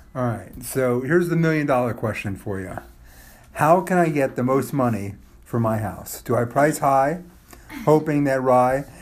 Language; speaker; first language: English; native; English